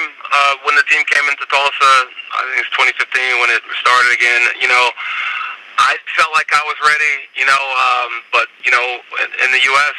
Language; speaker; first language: English; native; English